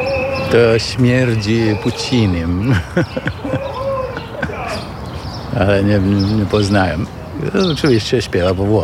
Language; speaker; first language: Polish; non-native, fluent; Italian